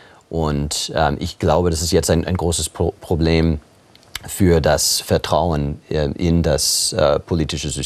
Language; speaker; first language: German; non-native, fluent; English